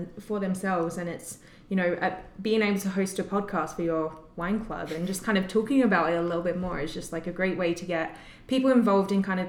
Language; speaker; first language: English; native; English